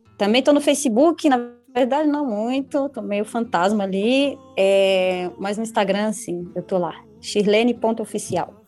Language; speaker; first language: Portuguese; native; Portuguese